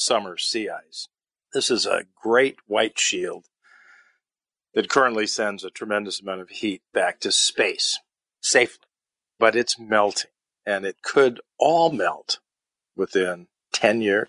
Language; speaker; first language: English; native; English